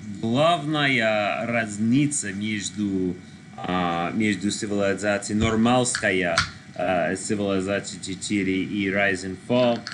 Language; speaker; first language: Russian; non-native, learner; English